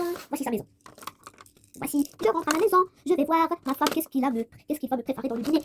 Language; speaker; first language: French; non-native, local second language; Arabic